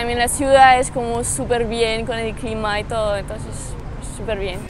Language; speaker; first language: Spanish; non-native, learner; French